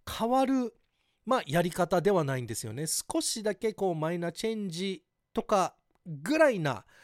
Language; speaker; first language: Japanese; early bilingual, heritage; Japanese